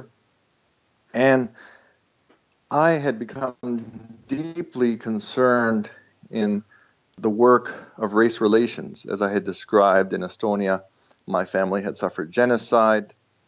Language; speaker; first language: English; non-native, fluent; Estonian